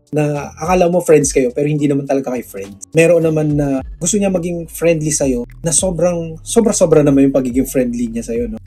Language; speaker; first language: Filipino; non-native, local second language; Cebuano